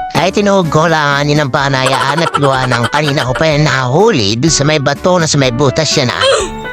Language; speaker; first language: Filipino; native; Filipino